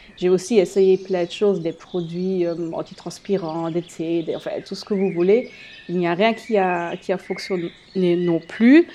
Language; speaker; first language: French; non-native, fluent; German